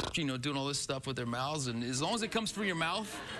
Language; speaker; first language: English; native; English